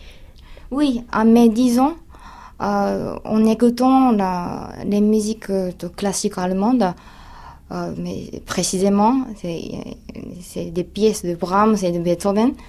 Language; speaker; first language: French; non-native, fluent; Japanese